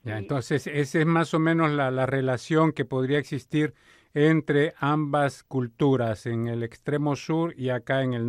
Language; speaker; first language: Spanish; native; Spanish